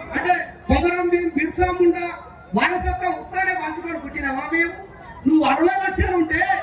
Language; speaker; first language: Telugu; non-native, local second language; Koya